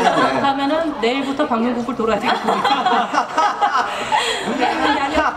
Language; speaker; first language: Korean; native; Korean